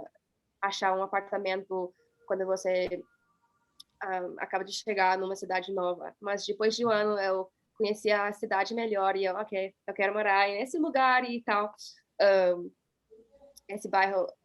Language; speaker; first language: Portuguese; non-native, fluent; English